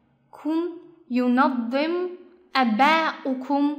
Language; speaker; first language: Arabic; non-native, fluent; Chinese